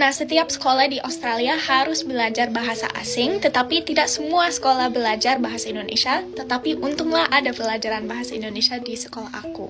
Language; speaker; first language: Indonesian; non-native, fluent; English